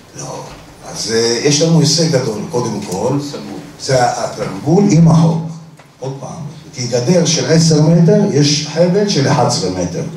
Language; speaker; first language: Hebrew; native; Hebrew